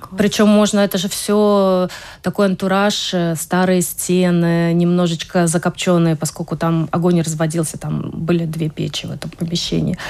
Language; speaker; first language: Russian; native; Russian